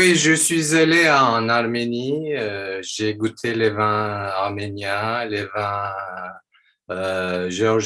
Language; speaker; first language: French; non-native, fluent; Turkish